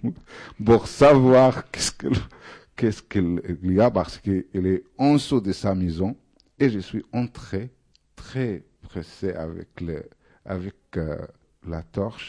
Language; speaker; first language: French; non-native, fluent; Arabic